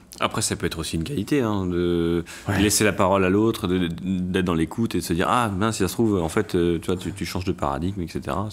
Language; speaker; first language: French; native; French